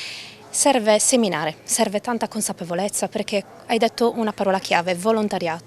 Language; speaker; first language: Italian; native; Italian